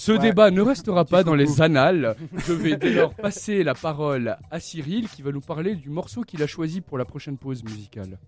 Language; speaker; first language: French; native; French